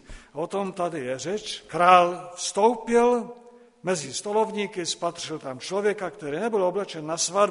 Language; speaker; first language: Czech; non-native, local second language; Polish